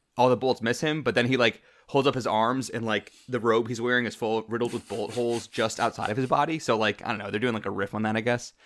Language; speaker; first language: English; native; English